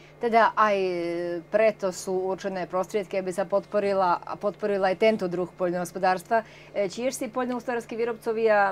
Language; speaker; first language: Slovak; native; Slovak